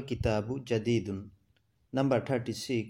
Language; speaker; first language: Arabic; non-native, fluent; Assamese